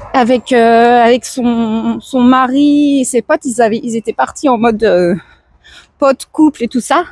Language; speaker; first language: French; native; French